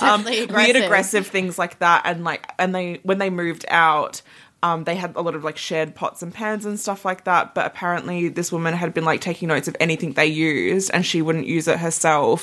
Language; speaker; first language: English; native; English